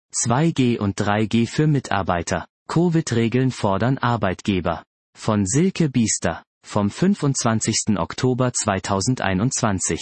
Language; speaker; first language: German; native; German